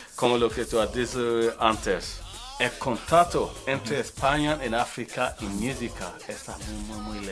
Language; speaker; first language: Spanish; non-native, learner; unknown